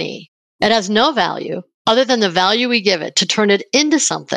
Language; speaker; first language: English; native; English